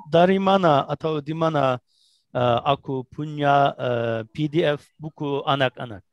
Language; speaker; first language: Indonesian; non-native, learner; Turkish